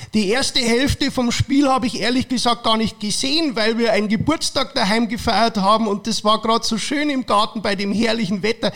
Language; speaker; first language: German; native; German